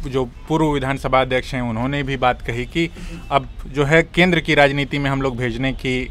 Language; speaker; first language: Hindi; native; Hindi